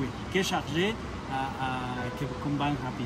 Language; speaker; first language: French; non-native, learner; Spanish